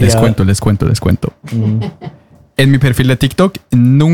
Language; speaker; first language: Spanish; non-native, fluent; Norwegian